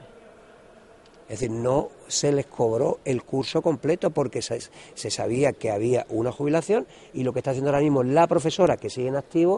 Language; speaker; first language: Spanish; native; Spanish